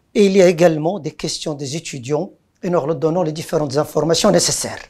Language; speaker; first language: French; non-native, local second language; Arabic